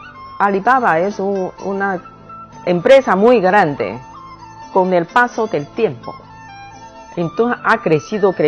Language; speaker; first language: Spanish; non-native, fluent; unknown